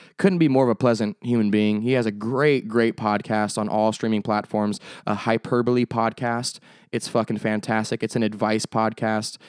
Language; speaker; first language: English; native; English